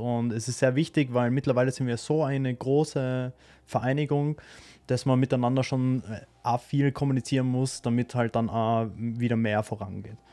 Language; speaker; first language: German; native; German